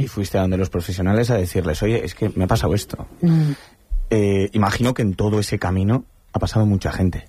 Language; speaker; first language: Spanish; native; Spanish